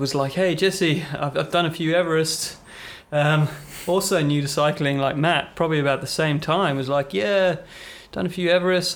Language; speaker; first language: English; native; English